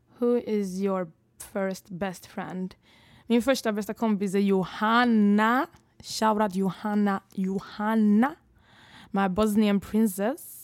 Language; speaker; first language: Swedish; early bilingual, other home language; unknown